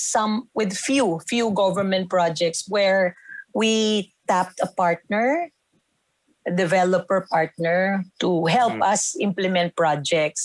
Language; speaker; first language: English; non-native, local second language; Filipino